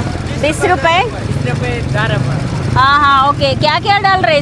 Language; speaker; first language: Hindi; non-native, local second language; Telugu